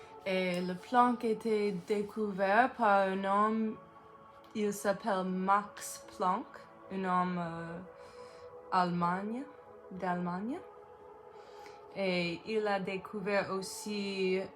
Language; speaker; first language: French; non-native, learner; English